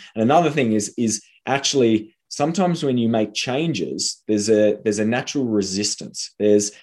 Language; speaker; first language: English; native; English